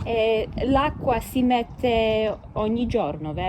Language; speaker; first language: Italian; early bilingual, heritage; Italian